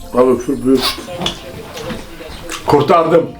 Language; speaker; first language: Turkish; native; Turkish